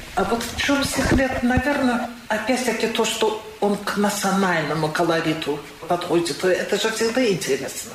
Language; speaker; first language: Russian; non-native, local second language; Azerbaijani